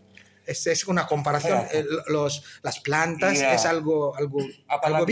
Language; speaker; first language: Spanish; non-native, fluent; Indonesian